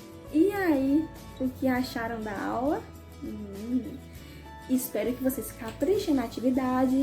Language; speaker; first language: Portuguese; native; Portuguese